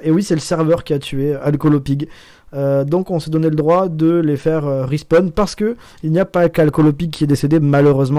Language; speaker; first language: French; native; French